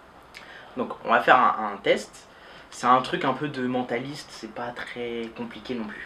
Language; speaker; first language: French; native; French